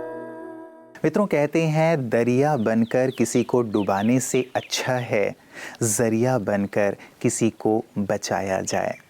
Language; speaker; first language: Hindi; native; Hindi